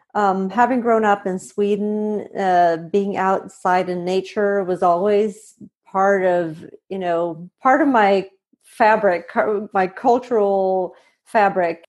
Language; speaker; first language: English; non-native, fluent; Swedish